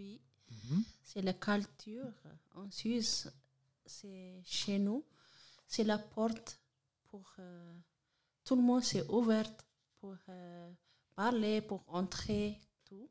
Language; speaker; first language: French; non-native, learner; Amharic